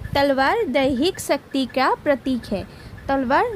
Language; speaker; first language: Hindi; non-native, local second language; Assamese